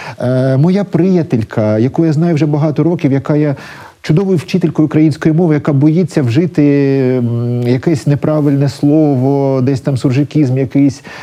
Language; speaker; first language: Ukrainian; native; Ukrainian